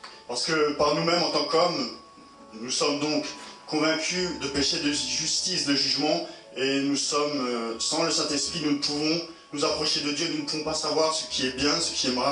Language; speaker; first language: French; native; French